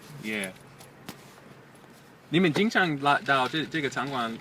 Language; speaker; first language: Chinese; non-native, learner; English